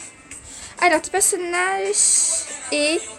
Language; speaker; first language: French; early bilingual, other home language; Portuguese